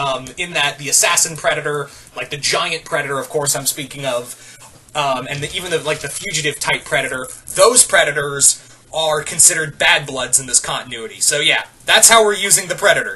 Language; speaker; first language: English; native; English